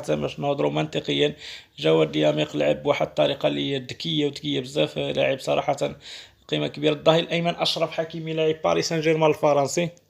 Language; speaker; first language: Arabic; native; Arabic